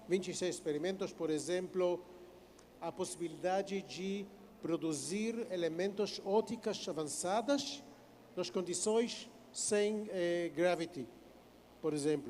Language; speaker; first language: Portuguese; non-native, fluent; Hebrew